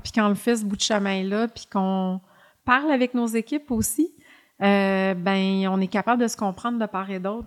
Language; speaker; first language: French; native; French